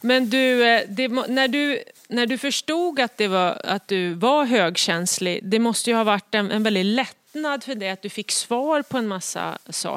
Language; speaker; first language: Swedish; native; Swedish